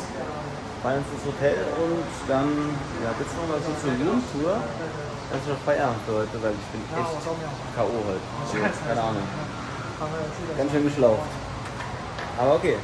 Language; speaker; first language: German; native; German